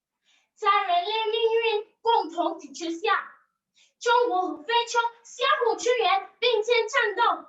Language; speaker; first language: Chinese; non-native, learner; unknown